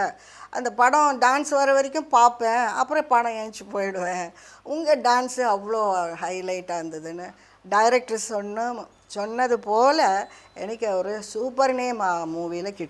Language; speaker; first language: Tamil; non-native, local second language; Malayalam